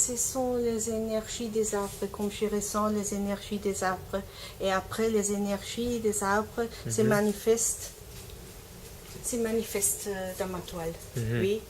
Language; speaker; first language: French; non-native, learner; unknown